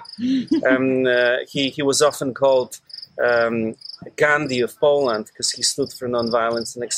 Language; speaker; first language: English; non-native, fluent; Polish